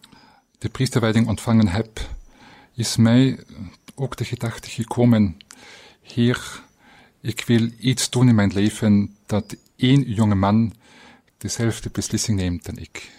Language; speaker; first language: Dutch; non-native, fluent; German